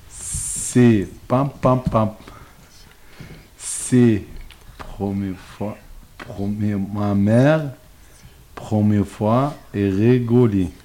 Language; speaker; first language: French; non-native, learner; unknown